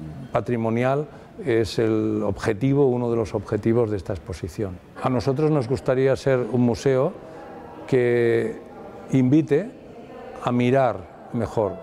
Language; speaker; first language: Spanish; native; Spanish